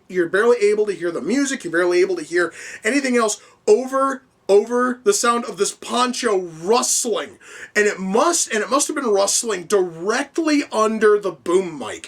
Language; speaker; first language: English; native; English